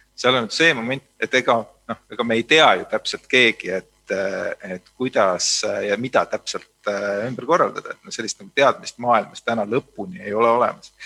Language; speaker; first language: Estonian; native; Estonian